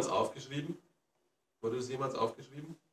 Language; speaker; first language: German; native; German